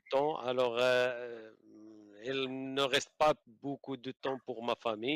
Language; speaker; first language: French; non-native, learner; Arabic